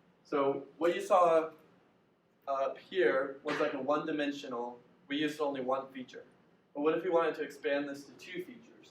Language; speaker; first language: English; native; English